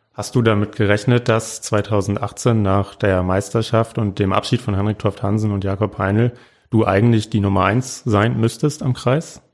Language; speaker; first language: German; native; German